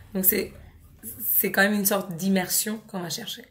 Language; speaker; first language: French; non-native, fluent; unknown